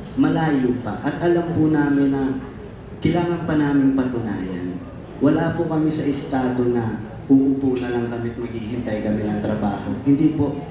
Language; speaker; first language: Filipino; native; Filipino